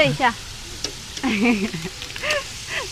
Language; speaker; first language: Chinese; non-native, learner; Indonesian